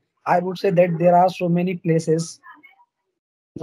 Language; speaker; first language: English; non-native, learner; Hindi